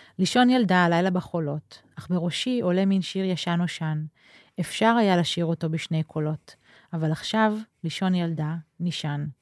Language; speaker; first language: Hebrew; native; Hebrew